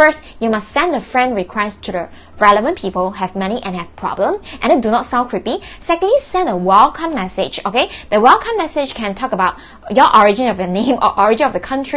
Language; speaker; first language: English; non-native, local second language; Chinese